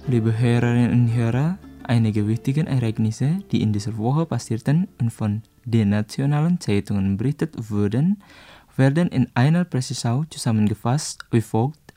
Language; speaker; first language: German; non-native, fluent; Indonesian